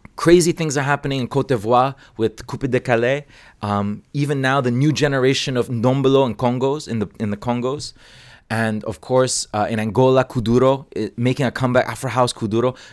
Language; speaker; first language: English; non-native, local second language; Cantonese